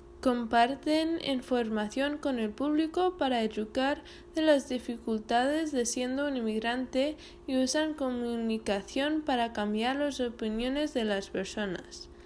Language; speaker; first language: Spanish; non-native, learner; English